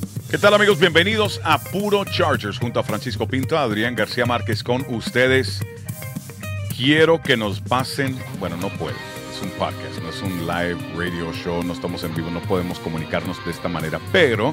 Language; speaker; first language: Spanish; early bilingual, heritage; Spanish